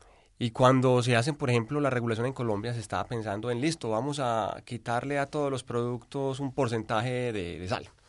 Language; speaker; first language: Spanish; native; Spanish